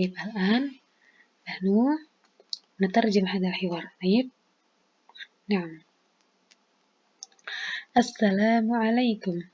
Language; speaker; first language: Arabic; non-native, fluent; Indonesian